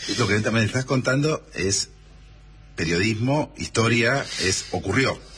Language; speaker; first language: Spanish; native; Spanish